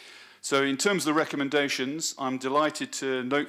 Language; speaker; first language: English; native; English